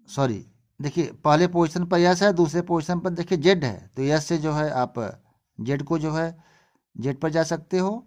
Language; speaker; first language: Hindi; native; Hindi